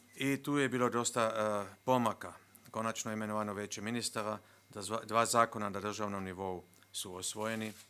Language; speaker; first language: Croatian; non-native, fluent; Slovenian